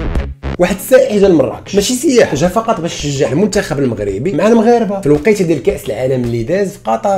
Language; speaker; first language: Arabic; native; Arabic